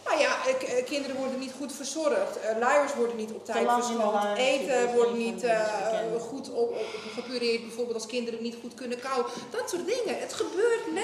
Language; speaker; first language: Dutch; native; Dutch